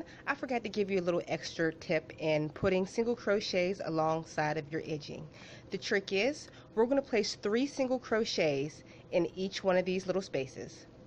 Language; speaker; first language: English; native; English